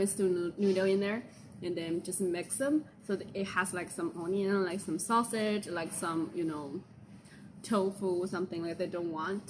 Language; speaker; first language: English; non-native, fluent; Chinese